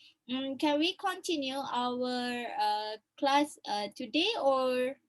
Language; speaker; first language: English; non-native, local second language; Malay